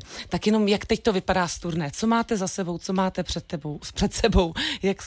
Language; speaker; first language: Czech; native; Czech